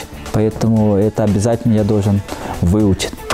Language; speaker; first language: Russian; non-native, fluent; Portuguese